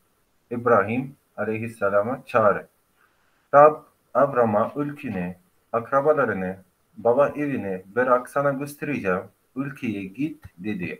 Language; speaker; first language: Turkish; non-native, fluent; Arabic